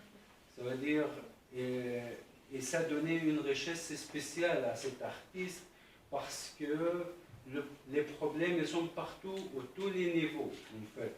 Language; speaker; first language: French; non-native, fluent; Arabic